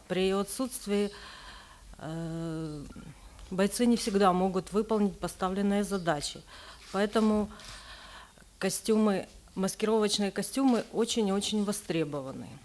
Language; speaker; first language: Russian; native; Russian